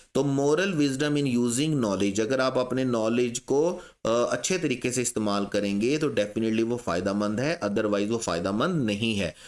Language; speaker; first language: Urdu; non-native, local second language; Punjabi